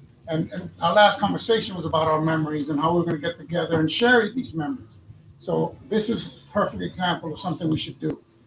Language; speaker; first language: English; early bilingual, other home language; Spanish